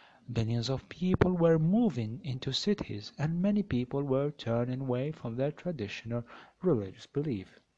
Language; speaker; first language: English; non-native, fluent; Arabic